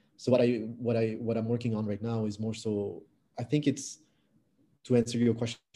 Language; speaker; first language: English; non-native, fluent; French